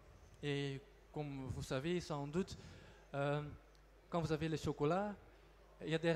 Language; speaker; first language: French; non-native, local second language; Dutch